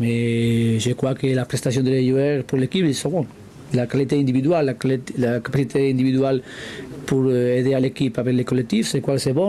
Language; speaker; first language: French; non-native, learner; Spanish